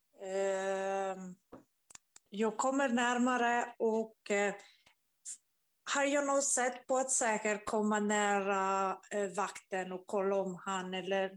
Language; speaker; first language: Swedish; non-native, learner; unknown